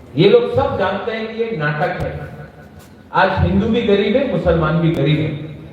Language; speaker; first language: Hindi; non-native, local second language; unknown